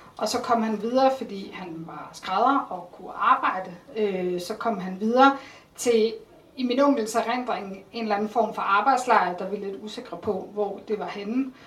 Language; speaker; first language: Danish; early bilingual, other home language; Polish